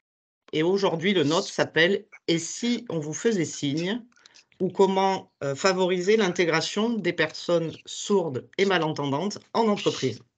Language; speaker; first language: French; native; French